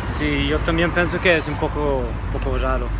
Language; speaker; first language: Spanish; non-native, learner; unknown